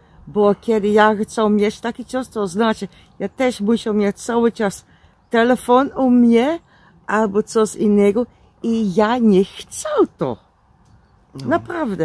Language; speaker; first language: Polish; non-native, learner; Dutch